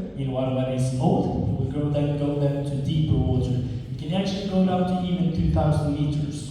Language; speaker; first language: English; non-native, fluent; Norwegian